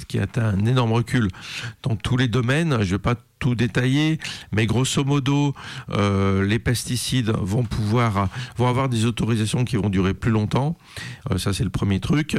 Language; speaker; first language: French; native; French